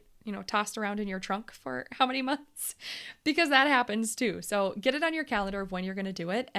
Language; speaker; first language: English; native; English